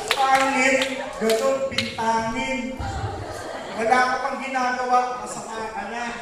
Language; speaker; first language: Filipino; native; Filipino